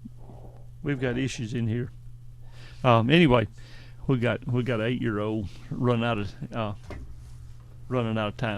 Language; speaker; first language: English; native; English